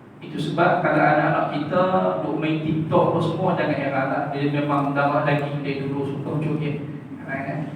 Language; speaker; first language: Malay; native; Malay